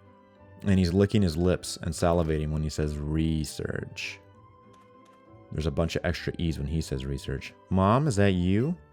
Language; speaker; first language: English; native; English